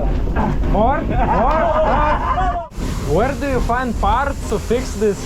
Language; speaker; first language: English; non-native, learner; Lithuanian